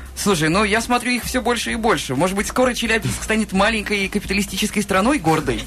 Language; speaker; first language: Russian; native; Russian